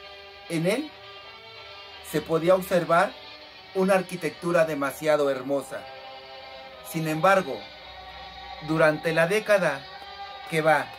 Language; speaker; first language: Spanish; native; Spanish